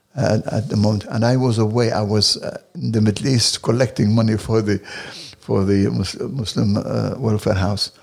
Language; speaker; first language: English; non-native, fluent; Arabic